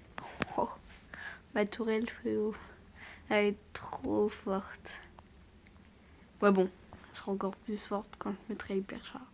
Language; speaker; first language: French; native; French